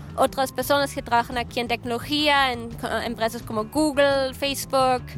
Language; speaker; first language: Spanish; non-native, fluent; German